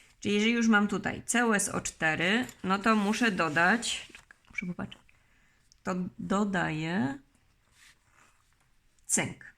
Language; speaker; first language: Polish; native; Polish